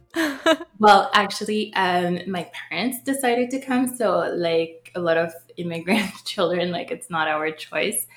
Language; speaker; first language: English; early bilingual, other home language; Haitian Creole